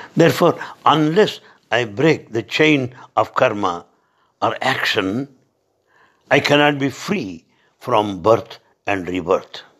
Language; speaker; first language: English; non-native, local second language; Telugu